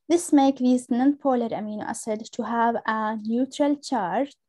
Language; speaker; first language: English; non-native, fluent; Arabic